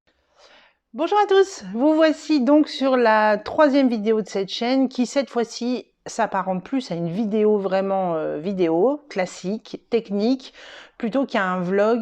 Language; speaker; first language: French; native; French